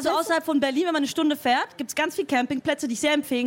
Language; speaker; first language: German; native; German